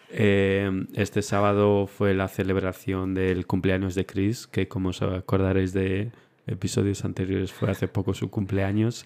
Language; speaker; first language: Spanish; early bilingual, other home language; Romanian